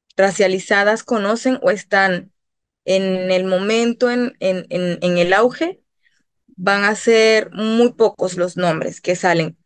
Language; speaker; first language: Spanish; native; Spanish